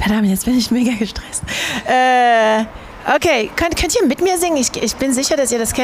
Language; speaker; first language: German; non-native, fluent; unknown